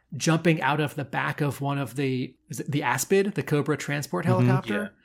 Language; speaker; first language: English; native; English